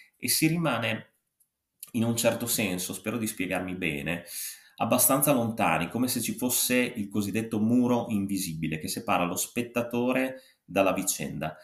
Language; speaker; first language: Italian; native; Italian